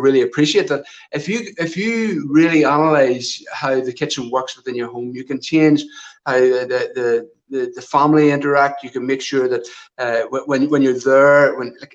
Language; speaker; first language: English; native; English